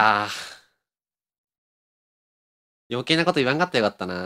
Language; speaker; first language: Japanese; native; Japanese